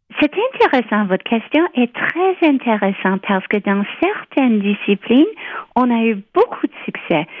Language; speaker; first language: French; non-native, local second language; English